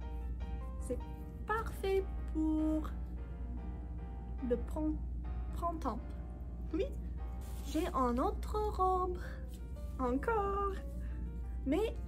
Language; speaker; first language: French; non-native, learner; English